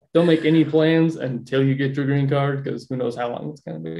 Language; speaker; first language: English; native; English